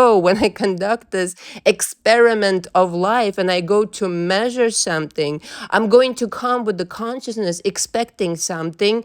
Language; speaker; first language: English; non-native, fluent; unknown